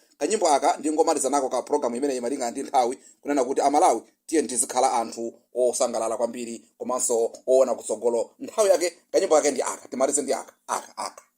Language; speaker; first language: Nyanja; non-native, local second language; Yao